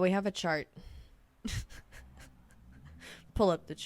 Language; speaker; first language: English; native; English